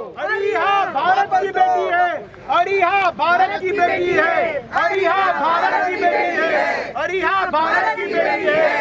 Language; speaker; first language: Hindi; non-native, local second language; Gujarati